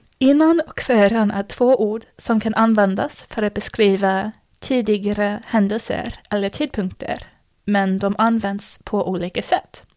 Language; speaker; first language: Swedish; non-native, fluent; English